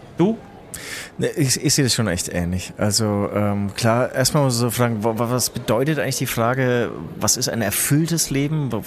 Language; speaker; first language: German; native; German